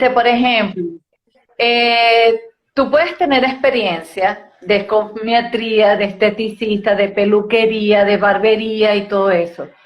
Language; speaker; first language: Spanish; native; Spanish